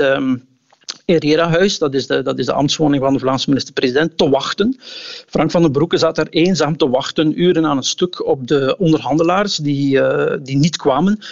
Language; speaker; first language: Dutch; native; Dutch